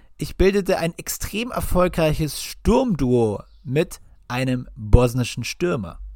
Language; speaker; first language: German; native; German